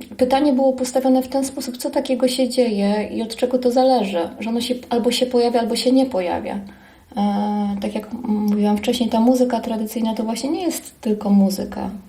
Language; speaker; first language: Polish; native; Polish